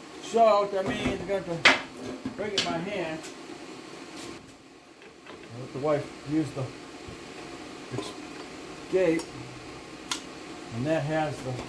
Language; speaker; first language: English; native; English